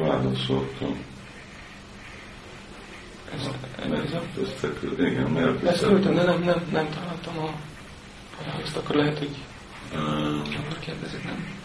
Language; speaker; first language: Hungarian; non-native, learner; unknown